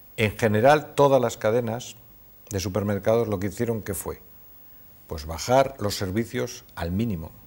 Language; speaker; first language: Spanish; native; Spanish